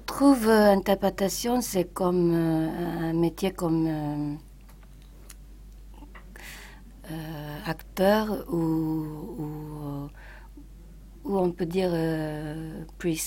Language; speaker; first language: French; non-native, fluent; Japanese